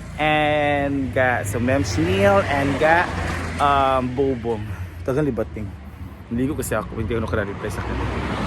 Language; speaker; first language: Filipino; non-native, local second language; Cebuano